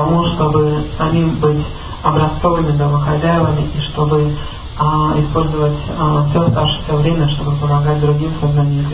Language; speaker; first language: Russian; native; Russian